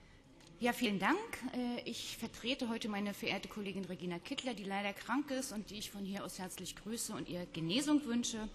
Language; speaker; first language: German; native; German